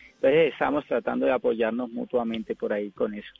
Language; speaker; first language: Spanish; native; Spanish